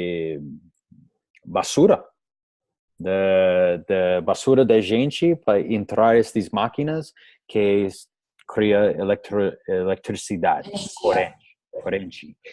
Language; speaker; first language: Portuguese; non-native, learner; English